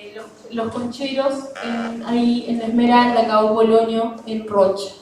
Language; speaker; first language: Spanish; native; Spanish